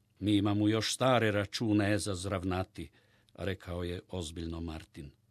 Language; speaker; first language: Croatian; native; Croatian